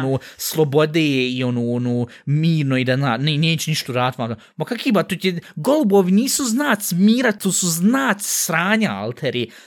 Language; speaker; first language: Bosnian; native; Bosnian